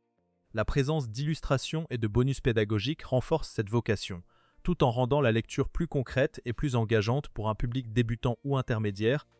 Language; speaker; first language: French; native; French